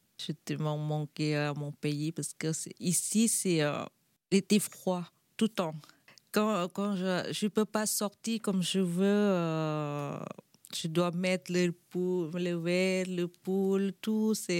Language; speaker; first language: French; non-native, learner; Thai